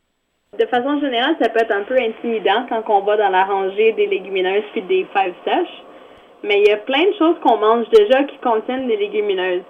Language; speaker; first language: French; native; French